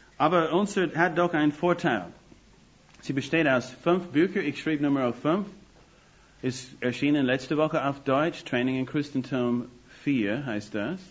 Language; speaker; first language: German; non-native, fluent; English